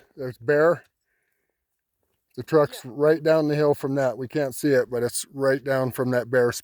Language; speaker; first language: English; native; English